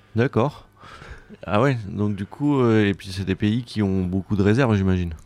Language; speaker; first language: French; native; French